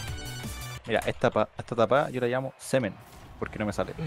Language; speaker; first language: Spanish; native; Spanish